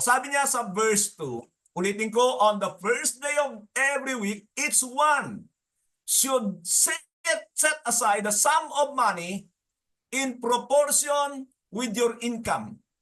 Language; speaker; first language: English; non-native, local second language; Filipino